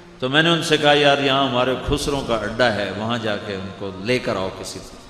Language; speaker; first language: Urdu; non-native, local second language; Punjabi